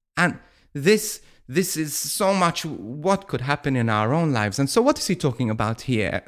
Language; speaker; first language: English; non-native, fluent; Maltese